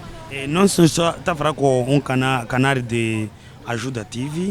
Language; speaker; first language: Portuguese; non-native, learner; Kinyarwanda